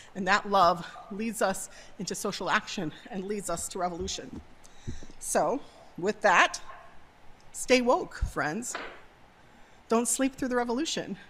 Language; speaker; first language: English; native; English